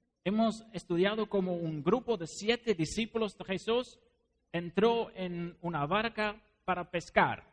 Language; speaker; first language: Spanish; non-native, fluent; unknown